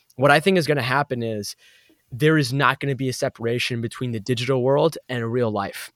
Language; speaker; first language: English; native; English